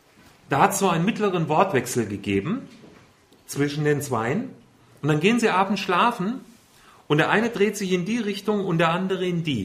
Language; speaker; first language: German; native; German